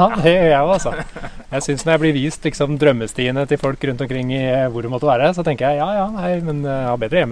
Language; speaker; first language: Norwegian; native; Norwegian